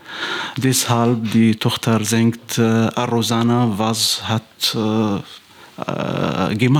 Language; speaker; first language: German; non-native, fluent; Arabic